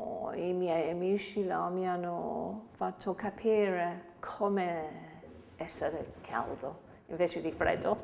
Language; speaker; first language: Italian; non-native, fluent; English